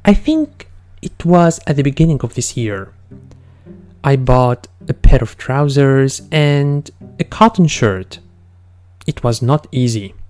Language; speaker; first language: English; non-native, fluent; Arabic